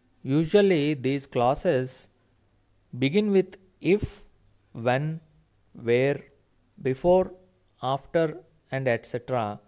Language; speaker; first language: English; non-native, local second language; Telugu